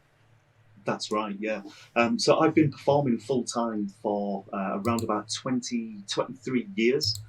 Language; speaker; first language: English; native; English